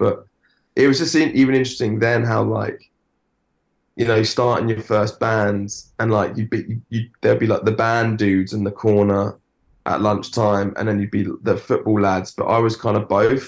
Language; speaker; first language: English; native; English